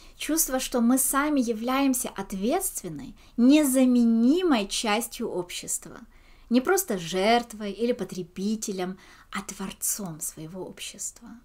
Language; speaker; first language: Russian; early bilingual, heritage; Russian